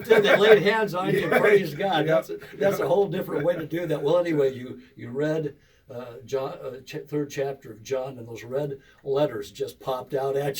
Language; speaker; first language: English; native; English